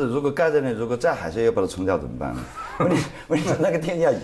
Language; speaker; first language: Chinese; native; Chinese